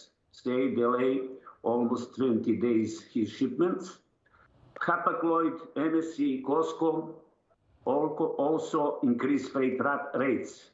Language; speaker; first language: English; non-native, learner; Serbian